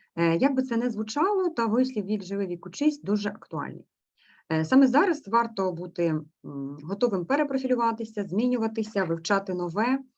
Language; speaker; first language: Ukrainian; native; Ukrainian